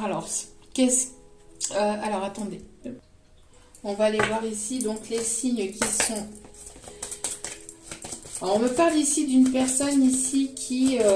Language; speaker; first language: French; native; French